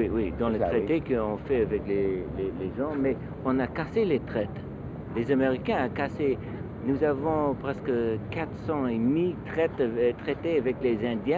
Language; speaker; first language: French; non-native, learner; English